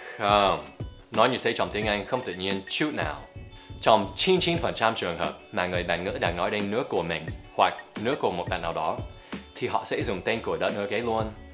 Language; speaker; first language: Vietnamese; non-native, fluent; English